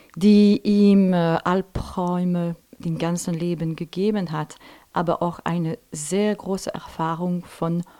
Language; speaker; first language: German; non-native, local second language; French